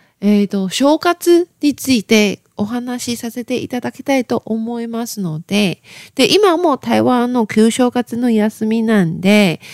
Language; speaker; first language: Japanese; non-native, learner; Chinese